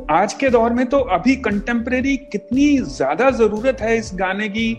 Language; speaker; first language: Hindi; native; Hindi